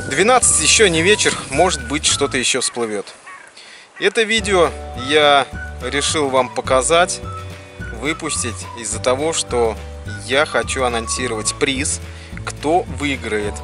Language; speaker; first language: Russian; native; Russian